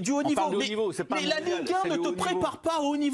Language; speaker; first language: French; native; French